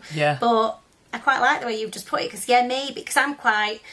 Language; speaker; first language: English; native; English